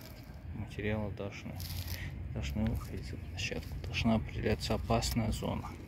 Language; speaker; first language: Russian; native; Russian